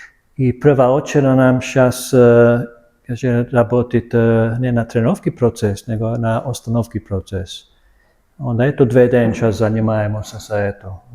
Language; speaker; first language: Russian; non-native, learner; Serbian